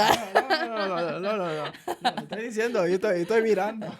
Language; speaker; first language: Spanish; early bilingual, heritage; English